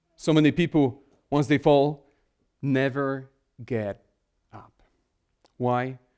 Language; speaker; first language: English; non-native, fluent; Polish